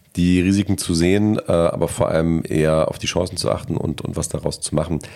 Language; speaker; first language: German; native; German